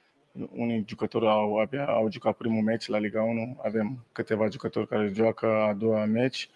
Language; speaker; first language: Romanian; non-native, learner; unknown